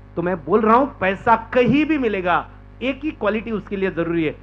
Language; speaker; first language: Hindi; non-native, local second language; Marathi